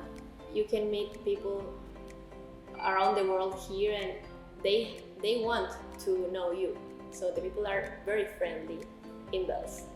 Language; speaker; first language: English; non-native, learner; Spanish